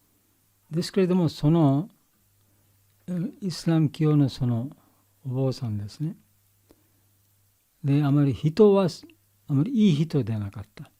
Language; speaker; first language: Japanese; non-native, learner; Bangla